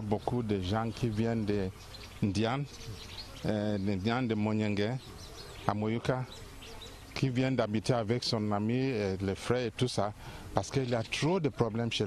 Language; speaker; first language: French; non-native, local second language; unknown